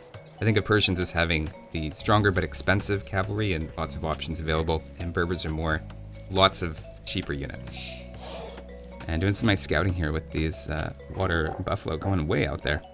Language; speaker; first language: English; native; English